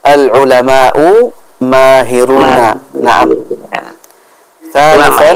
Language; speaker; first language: Arabic; non-native, fluent; Indonesian